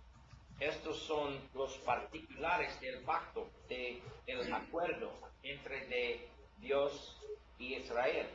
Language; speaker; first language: Spanish; non-native, learner; English